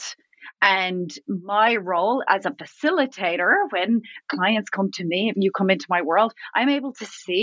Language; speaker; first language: English; native; English